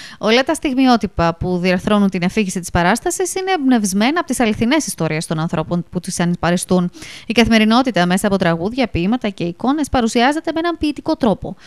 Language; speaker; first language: Greek; native; Greek